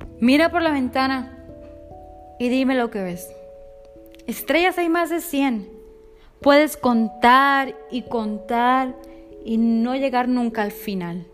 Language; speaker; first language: Spanish; native; Spanish